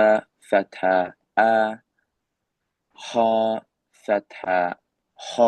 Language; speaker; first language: Arabic; non-native, learner; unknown